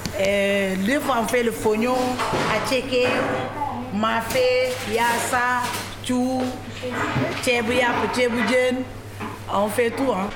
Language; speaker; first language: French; non-native, local second language; Wolof